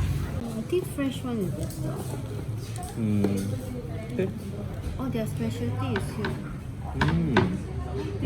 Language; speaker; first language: English; non-native, learner; Vietnamese